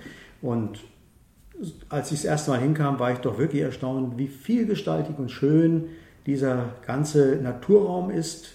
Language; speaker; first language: German; native; German